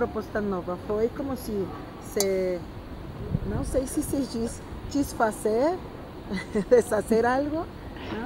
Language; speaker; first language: Portuguese; non-native, fluent; Spanish